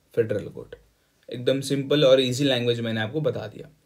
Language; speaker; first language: Hindi; native; Hindi